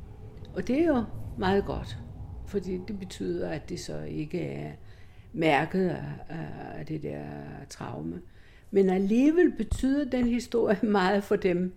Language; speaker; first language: Danish; non-native, fluent; Greek